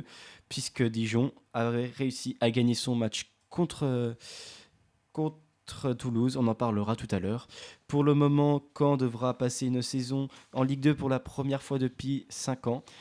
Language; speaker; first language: French; native; French